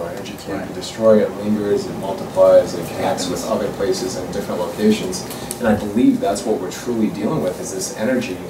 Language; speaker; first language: English; native; English